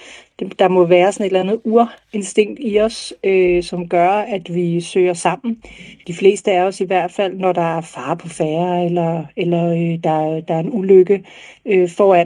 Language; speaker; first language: Danish; native; Danish